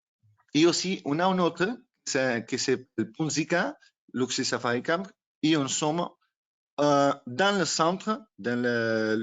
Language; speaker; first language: French; non-native, learner; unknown